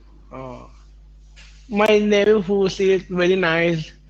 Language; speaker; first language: English; non-native, learner; Thai